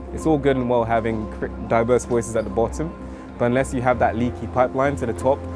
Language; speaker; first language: English; native; English